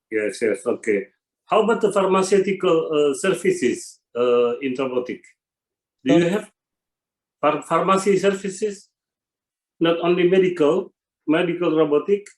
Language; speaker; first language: English; non-native, learner; Indonesian